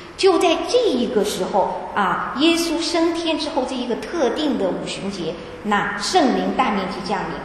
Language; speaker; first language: Chinese; native; Chinese